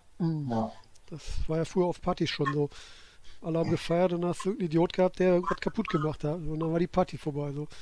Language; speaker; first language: German; native; German